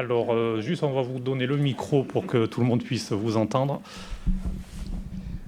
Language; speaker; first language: French; native; French